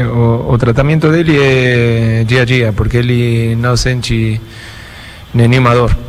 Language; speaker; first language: Portuguese; non-native, fluent; Spanish